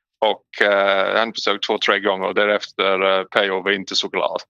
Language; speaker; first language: Swedish; non-native, learner; English